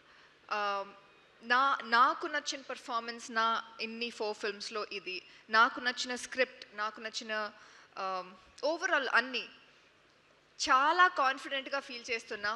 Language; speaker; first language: Telugu; non-native, local second language; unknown